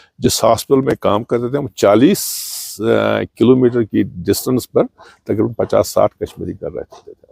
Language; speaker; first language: Urdu; non-native, local second language; Kashmiri